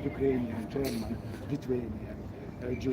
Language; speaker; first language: English; non-native, learner; Ukrainian